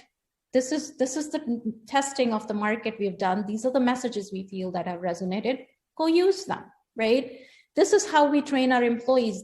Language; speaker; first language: English; non-native, local second language; Hindi